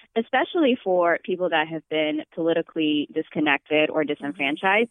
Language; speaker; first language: English; non-native, fluent; Amharic